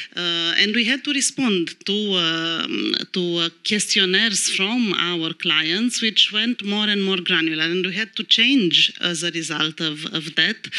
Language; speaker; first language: English; non-native, fluent; Romanian